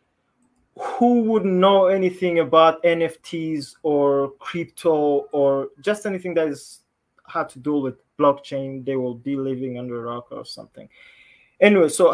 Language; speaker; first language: English; non-native, local second language; Kinyarwanda